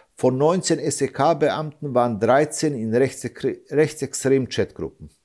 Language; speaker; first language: German; early bilingual, other home language; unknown